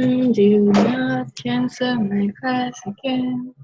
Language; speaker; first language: English; non-native, fluent; Vietnamese